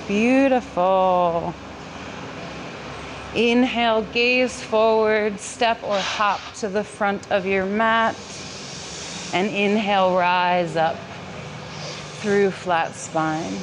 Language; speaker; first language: English; native; English